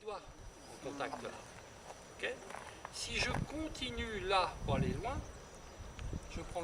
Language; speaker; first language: French; native; French